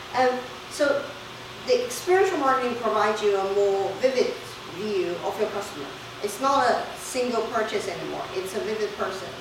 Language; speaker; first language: English; non-native, fluent; Chinese